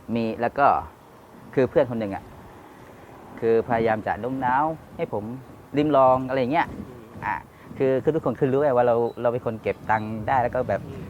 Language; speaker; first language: Thai; non-native, local second language; Pattani Malay